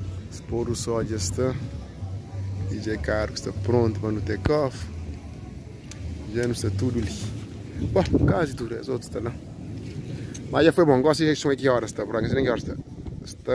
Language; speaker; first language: Portuguese; non-native, local second language; Kabuverdianu